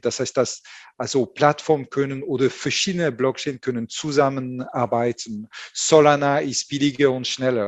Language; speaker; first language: German; non-native, fluent; French